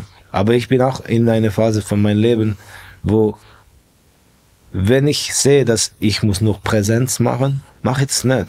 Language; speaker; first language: German; non-native, fluent; Estonian